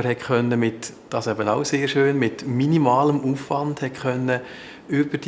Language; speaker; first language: German; native; German